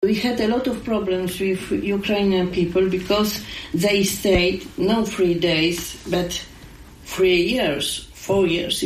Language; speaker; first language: English; non-native, learner; Polish